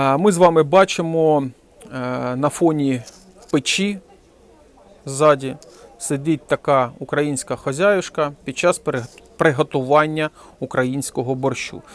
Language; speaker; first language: Ukrainian; non-native, local second language; Russian